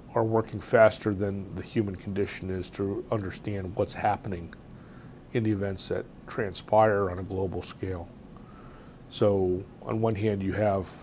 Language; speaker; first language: English; native; English